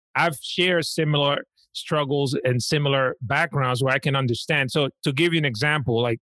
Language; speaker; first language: English; early bilingual, other home language; Spanish